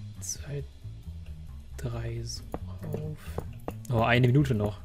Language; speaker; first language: German; native; German